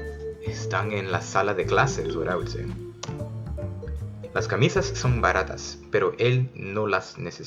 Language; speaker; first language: Spanish; early bilingual, heritage; Spanish